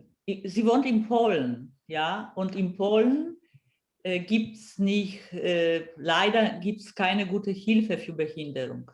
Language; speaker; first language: German; non-native, fluent; Polish